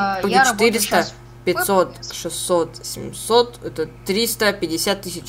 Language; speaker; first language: Russian; native; Russian